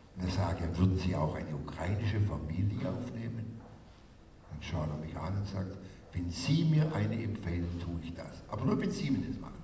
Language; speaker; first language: German; native; German